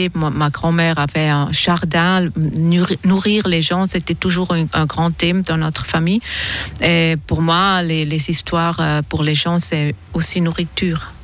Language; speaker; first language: French; non-native, local second language; German